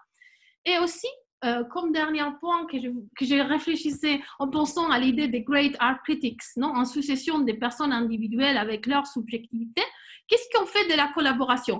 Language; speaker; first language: French; non-native, fluent; Spanish